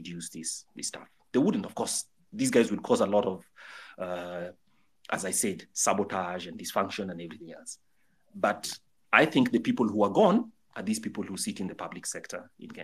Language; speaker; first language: English; non-native, local second language; Luo (Kenya and Tanzania)